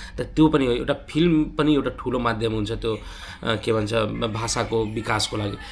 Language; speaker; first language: Nepali; non-native, local second language; Maithili